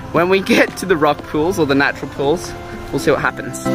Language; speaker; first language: English; native; English